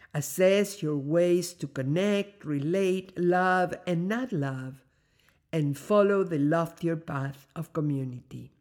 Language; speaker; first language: English; non-native, fluent; Spanish